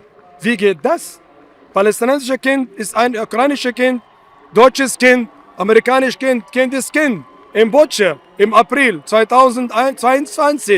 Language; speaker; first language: German; non-native, fluent; Arabic